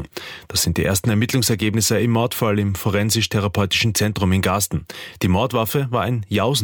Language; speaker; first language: German; native; German